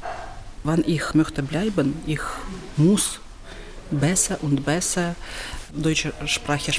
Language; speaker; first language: German; non-native, learner; Ukrainian